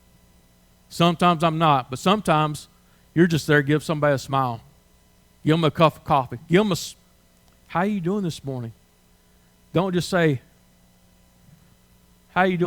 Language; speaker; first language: English; native; English